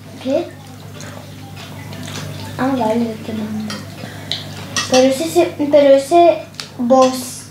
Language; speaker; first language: Spanish; early bilingual, heritage; Spanish